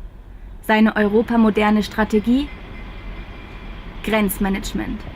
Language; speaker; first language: German; native; German